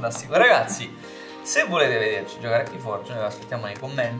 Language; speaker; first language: Italian; native; Italian